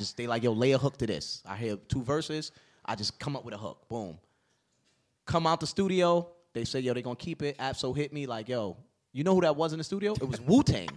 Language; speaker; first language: English; native; English